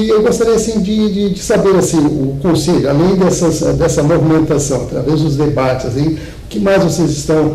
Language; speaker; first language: Portuguese; native; Portuguese